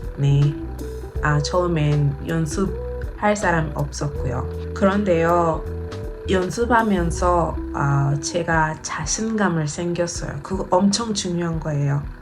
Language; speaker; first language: Korean; non-native, learner; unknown